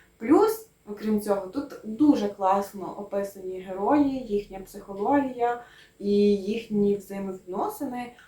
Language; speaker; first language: Ukrainian; native; Ukrainian